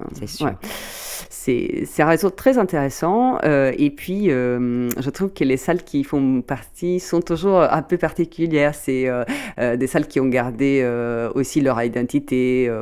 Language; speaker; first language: French; non-native, fluent; Italian